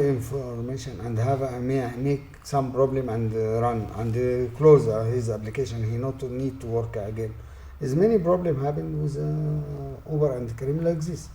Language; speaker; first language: English; non-native, learner; Arabic